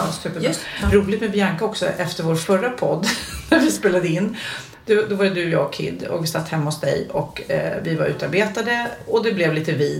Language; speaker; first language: Swedish; native; Swedish